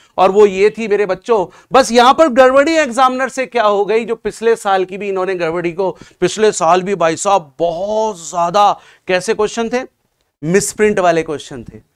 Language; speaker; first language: Hindi; native; Hindi